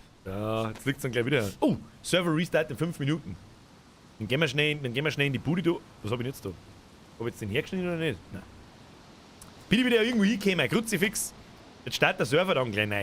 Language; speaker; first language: German; native; German